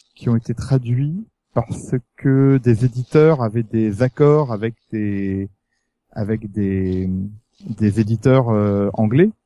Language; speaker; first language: French; native; French